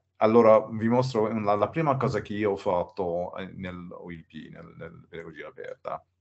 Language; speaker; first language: Italian; non-native, learner; English